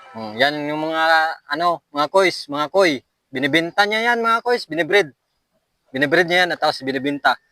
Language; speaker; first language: Filipino; non-native, local second language; Aklanon